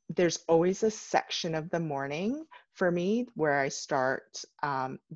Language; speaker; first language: English; native; English